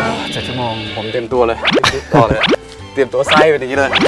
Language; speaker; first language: Thai; native; Thai